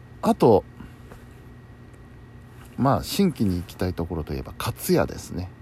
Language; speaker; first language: Japanese; native; Japanese